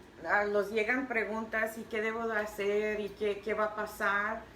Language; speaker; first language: Spanish; early bilingual, heritage; Spanish